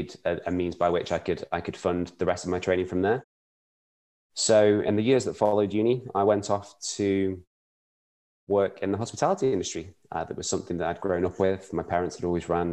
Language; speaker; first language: English; native; English